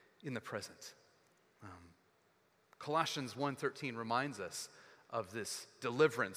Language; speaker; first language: English; native; English